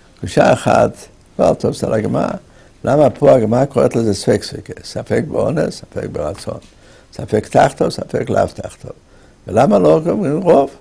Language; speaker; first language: Hebrew; native; Hebrew